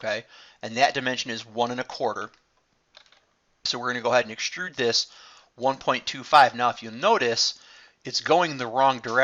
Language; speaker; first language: English; native; English